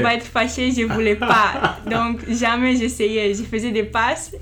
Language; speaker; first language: French; non-native, fluent; Romanian